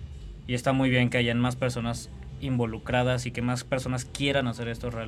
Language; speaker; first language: Spanish; native; Spanish